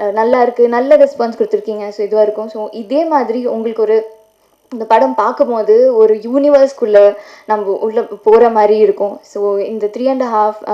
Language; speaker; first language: Tamil; non-native, fluent; Telugu